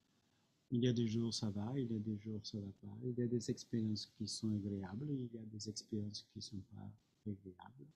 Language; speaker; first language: French; non-native, fluent; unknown